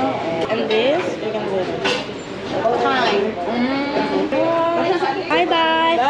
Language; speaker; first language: English; non-native, learner; Korean